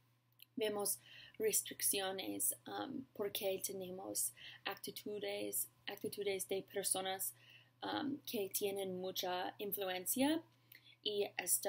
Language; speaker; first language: Spanish; non-native, learner; English